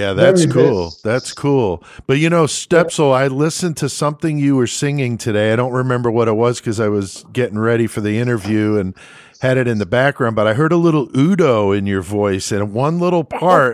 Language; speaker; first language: English; native; English